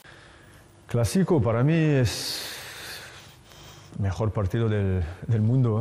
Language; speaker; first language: Spanish; non-native, fluent; French